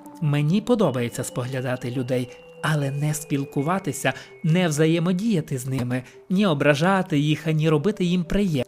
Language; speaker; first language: Ukrainian; native; Ukrainian